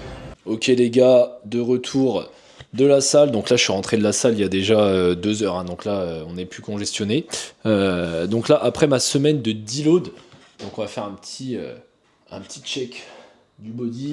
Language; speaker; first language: French; native; French